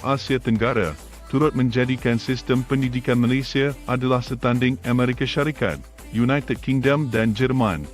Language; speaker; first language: Malay; native; Malay